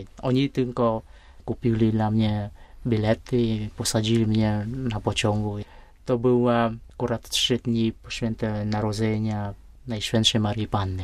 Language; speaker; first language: Polish; non-native, fluent; Vietnamese